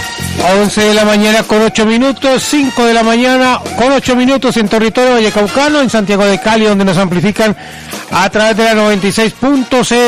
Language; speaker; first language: Spanish; native; Spanish